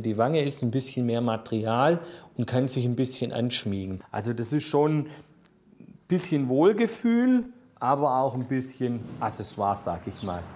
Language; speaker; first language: German; native; German